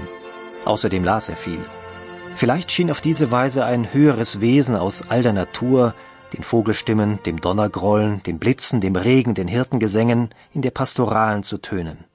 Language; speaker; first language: German; native; German